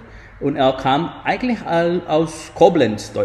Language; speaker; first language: German; non-native, fluent; Spanish